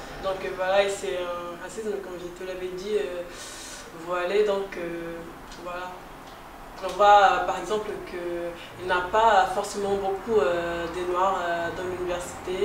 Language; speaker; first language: French; non-native, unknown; Portuguese